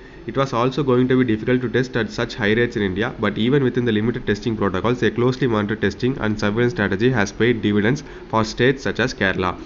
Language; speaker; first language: English; non-native, local second language; Tamil